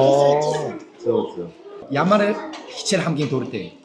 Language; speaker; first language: Mongolian; non-native, fluent; Korean